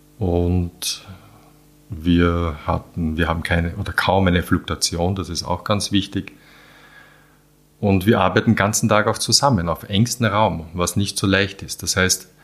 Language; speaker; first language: German; native; German